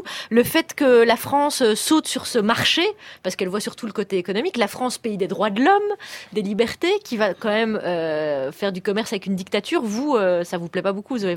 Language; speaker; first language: French; native; French